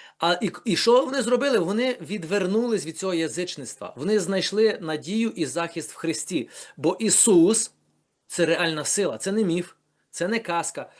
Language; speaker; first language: Ukrainian; native; Ukrainian